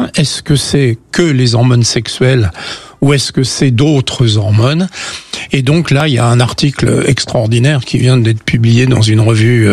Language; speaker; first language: French; native; French